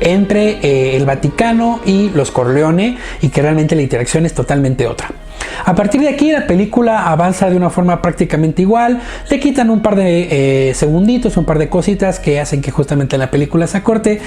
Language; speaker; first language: Spanish; native; Spanish